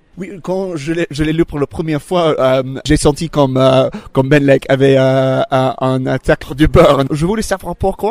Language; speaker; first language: French; non-native, fluent; English